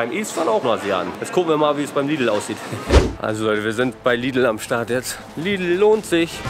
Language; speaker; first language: German; native; German